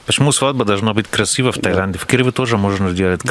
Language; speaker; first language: Russian; non-native, learner; Arabic